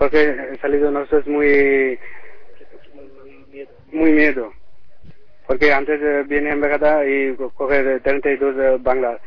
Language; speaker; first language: Spanish; non-native, learner; Bangla